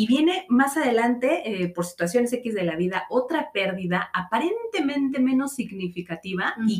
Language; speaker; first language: Spanish; native; Spanish